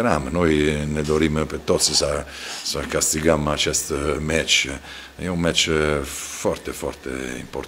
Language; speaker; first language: Romanian; non-native, fluent; Italian